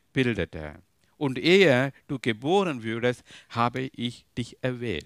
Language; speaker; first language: German; non-native, learner; Tamil